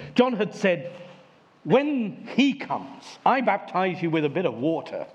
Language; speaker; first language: English; native; English